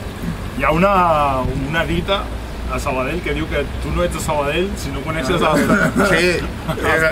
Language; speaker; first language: Catalan; native; Catalan